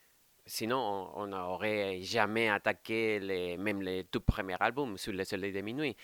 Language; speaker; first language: French; non-native, fluent; Spanish